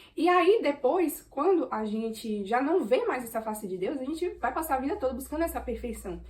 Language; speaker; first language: Portuguese; native; Portuguese